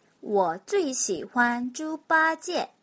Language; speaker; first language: Chinese; non-native, fluent; Korean